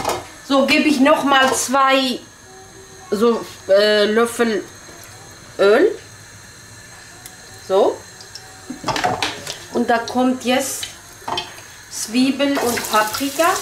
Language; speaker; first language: German; non-native, local second language; Kurdish